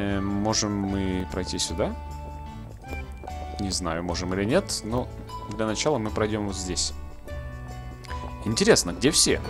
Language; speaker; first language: Russian; native; Russian